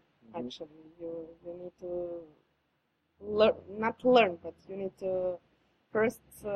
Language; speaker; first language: English; non-native, fluent; Serbian